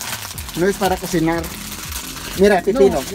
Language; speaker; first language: Spanish; non-native, learner; Filipino